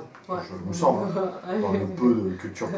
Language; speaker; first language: French; native; French